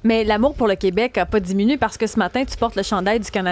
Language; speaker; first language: French; native; French